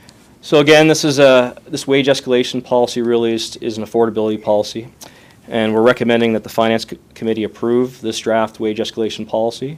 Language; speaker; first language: English; native; English